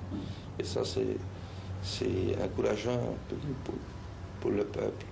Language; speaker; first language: French; non-native, fluent; Spanish